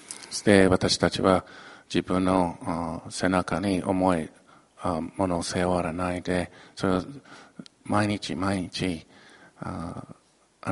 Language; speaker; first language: Japanese; non-native, fluent; English